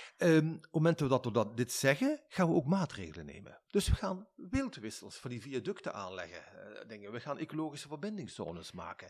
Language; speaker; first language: Dutch; native; Dutch